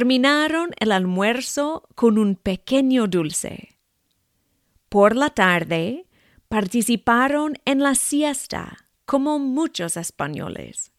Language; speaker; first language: Spanish; non-native, fluent; English